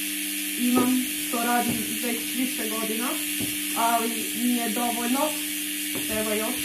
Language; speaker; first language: Serbian; native; Serbian